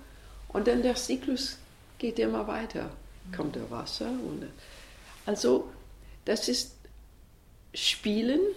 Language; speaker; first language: German; non-native, learner; English